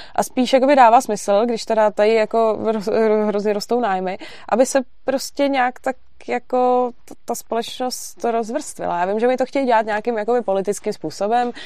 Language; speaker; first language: Czech; native; Czech